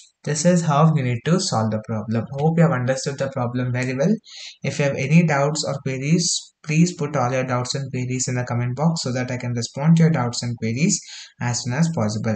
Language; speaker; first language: English; non-native, local second language; Kannada